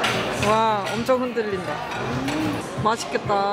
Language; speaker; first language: Korean; native; Korean